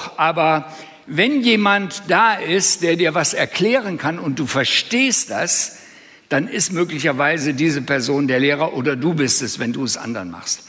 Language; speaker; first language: German; native; German